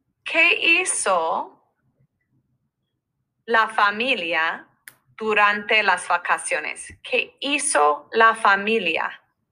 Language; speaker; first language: Spanish; non-native, fluent; English